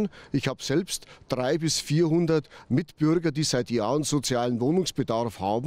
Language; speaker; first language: German; native; German